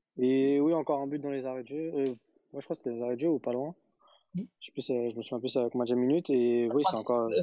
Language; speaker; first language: French; native; French